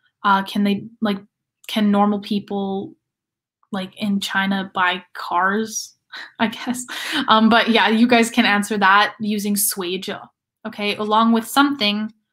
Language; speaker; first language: English; native; English